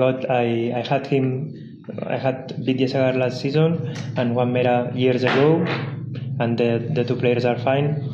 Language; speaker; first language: English; non-native, fluent; Spanish